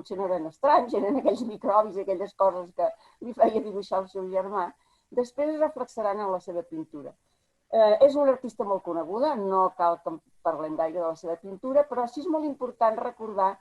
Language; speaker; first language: Catalan; early bilingual, heritage; Catalan